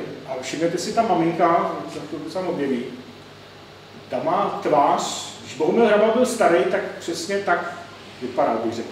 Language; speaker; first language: Czech; native; Czech